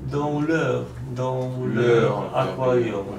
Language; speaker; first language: French; non-native, learner; Polish